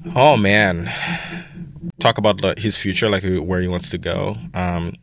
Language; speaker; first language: English; non-native, fluent; Haitian Creole